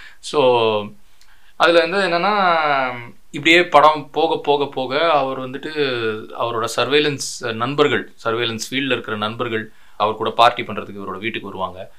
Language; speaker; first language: Tamil; native; Tamil